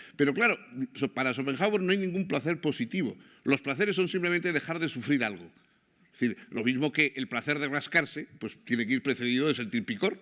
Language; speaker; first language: Spanish; native; Spanish